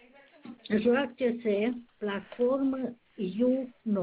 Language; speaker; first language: French; non-native, learner; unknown